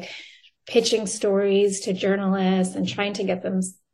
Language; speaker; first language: English; native; English